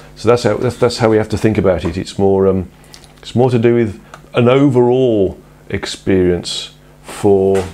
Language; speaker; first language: English; native; English